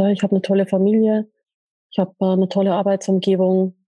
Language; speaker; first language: German; native; German